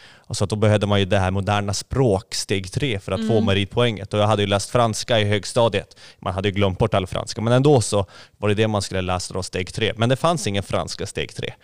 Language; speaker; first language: Swedish; native; Swedish